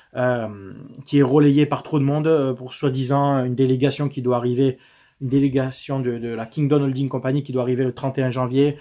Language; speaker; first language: French; native; French